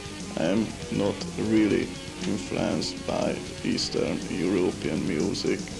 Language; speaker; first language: English; non-native, learner; Hungarian